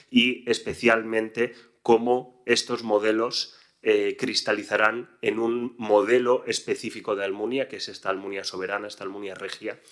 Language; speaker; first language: Spanish; native; Spanish